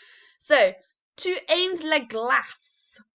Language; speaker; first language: French; non-native, learner; English